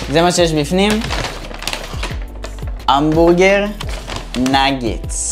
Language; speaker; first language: Hebrew; native; Hebrew